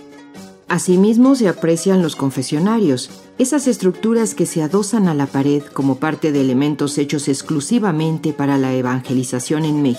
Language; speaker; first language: Spanish; native; Spanish